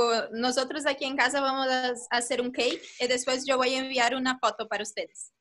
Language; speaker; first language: Spanish; non-native, fluent; Portuguese